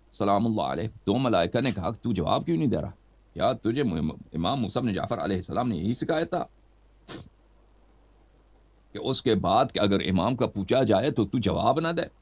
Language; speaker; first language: Urdu; non-native, fluent; Persian